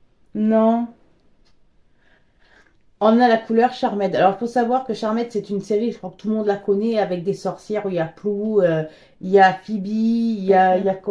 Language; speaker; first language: French; native; French